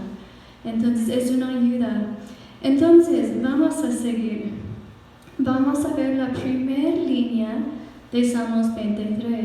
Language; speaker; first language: Spanish; non-native, fluent; English